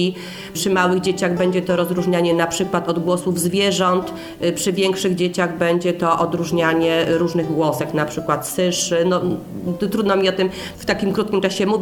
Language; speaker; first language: Polish; native; Polish